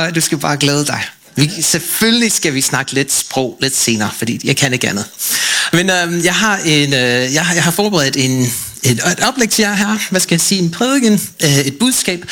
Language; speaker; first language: Danish; non-native, fluent; English